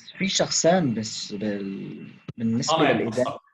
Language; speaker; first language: Arabic; native; Arabic